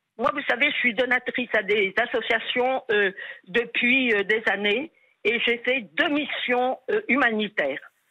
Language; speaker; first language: French; native; French